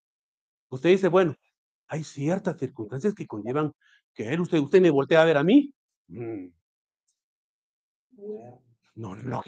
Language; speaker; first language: Spanish; native; Spanish